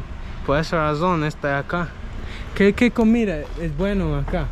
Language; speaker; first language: Spanish; non-native, fluent; English